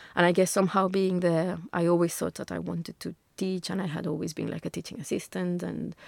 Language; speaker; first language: English; non-native, fluent; Spanish